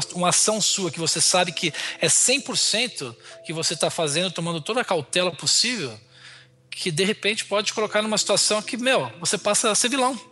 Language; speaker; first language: Portuguese; native; Portuguese